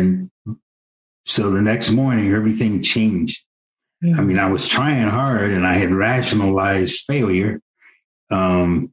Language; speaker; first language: English; native; English